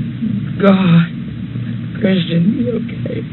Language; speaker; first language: English; native; English